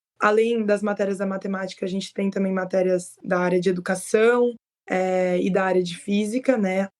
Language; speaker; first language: Portuguese; native; Portuguese